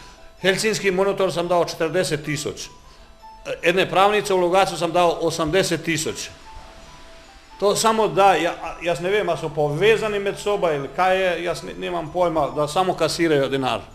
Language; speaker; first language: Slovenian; non-native, learner; Croatian